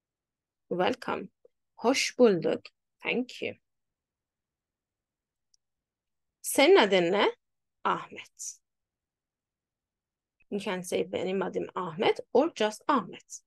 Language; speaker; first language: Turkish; non-native, fluent; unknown